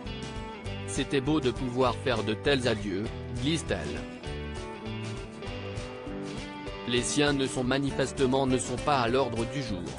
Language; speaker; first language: French; native; French